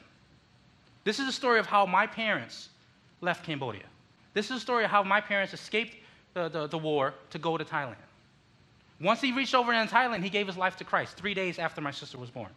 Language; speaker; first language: English; native; English